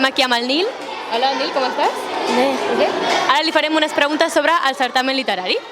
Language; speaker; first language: Catalan; native; Catalan